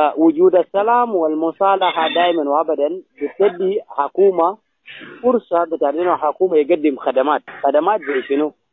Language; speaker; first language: Arabic; non-native, local second language; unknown